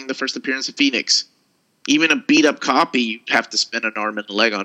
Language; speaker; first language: English; early bilingual, other home language; Spanish